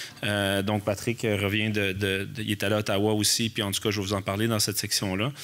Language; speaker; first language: French; native; French